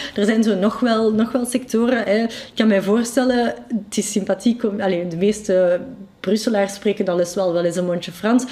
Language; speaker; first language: Dutch; non-native, local second language; French